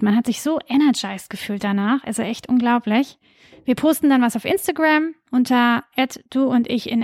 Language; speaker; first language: German; native; German